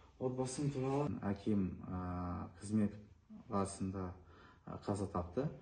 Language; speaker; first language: Kazakh; non-native, local second language; Azerbaijani